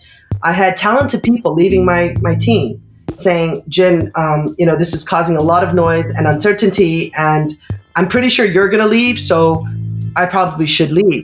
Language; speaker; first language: English; native; English